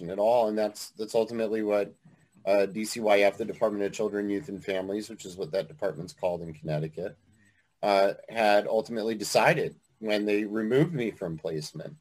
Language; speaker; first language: English; native; English